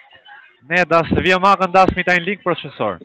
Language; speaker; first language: German; early bilingual, other home language; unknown